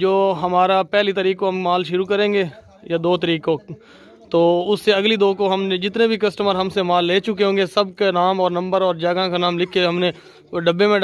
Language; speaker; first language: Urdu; non-native, local second language; Punjabi